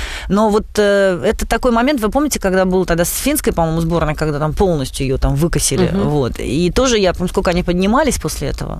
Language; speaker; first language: Russian; native; Russian